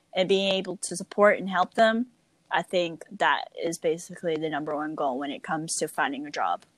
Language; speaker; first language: English; native; English